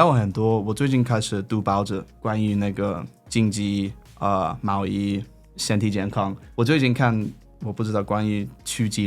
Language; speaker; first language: Chinese; non-native, fluent; English